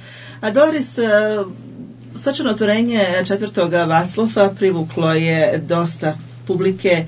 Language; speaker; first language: Serbian; native; Serbian